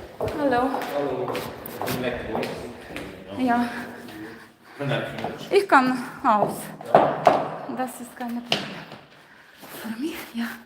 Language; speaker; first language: German; non-native, learner; Ukrainian